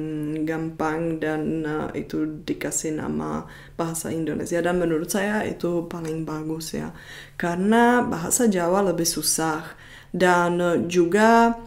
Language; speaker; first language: Indonesian; non-native, fluent; Czech